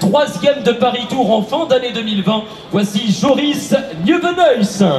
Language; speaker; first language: French; native; French